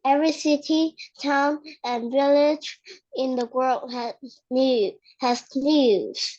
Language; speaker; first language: English; non-native, learner; Vietnamese